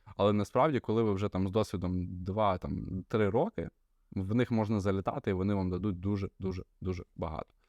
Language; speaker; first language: Ukrainian; non-native, local second language; Russian